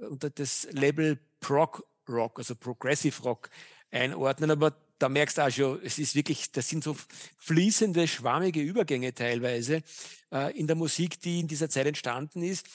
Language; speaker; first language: German; native; German